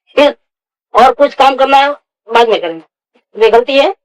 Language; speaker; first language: Hindi; non-native, local second language; Gujarati